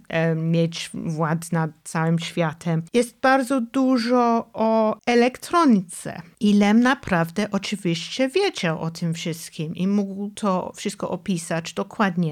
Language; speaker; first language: Polish; non-native, fluent; English